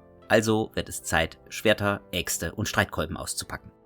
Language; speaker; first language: German; native; German